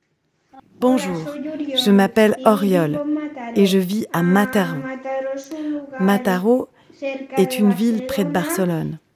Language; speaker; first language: French; non-native, learner; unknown